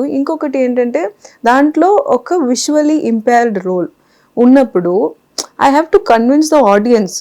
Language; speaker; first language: Telugu; non-native, fluent; Kannada